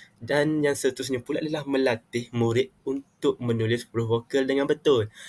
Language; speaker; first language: Malay; native; Malay